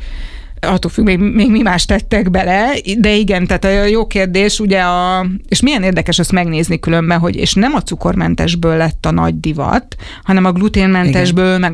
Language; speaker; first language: Hungarian; native; Hungarian